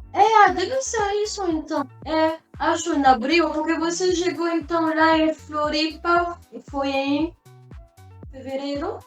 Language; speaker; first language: Portuguese; non-native, fluent; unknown